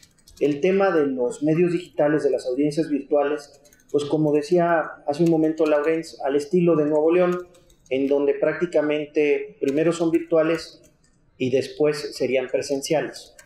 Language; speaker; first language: Spanish; native; Spanish